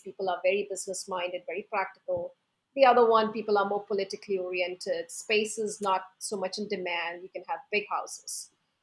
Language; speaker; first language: English; non-native, local second language; Hindi